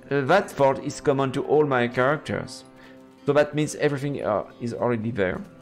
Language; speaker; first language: English; non-native, fluent; French